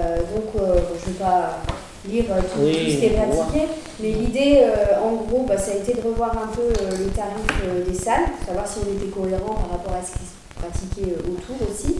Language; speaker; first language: French; native; French